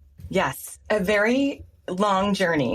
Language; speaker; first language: English; native; English